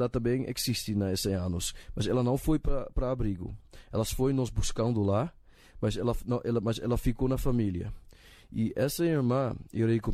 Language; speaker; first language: Portuguese; non-native, learner; Dutch